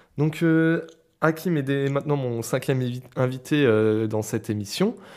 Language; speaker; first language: French; native; French